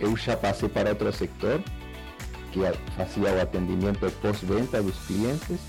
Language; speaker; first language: Portuguese; non-native, learner; Spanish